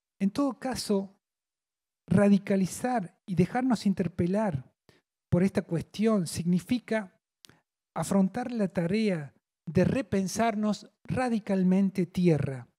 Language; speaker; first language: Spanish; native; Spanish